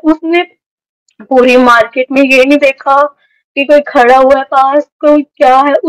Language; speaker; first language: Hindi; native; Hindi